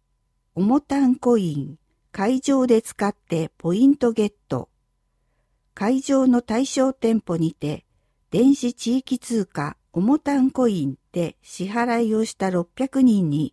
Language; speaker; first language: Japanese; native; Japanese